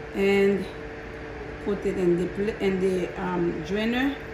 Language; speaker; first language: English; non-native, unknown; Haitian Creole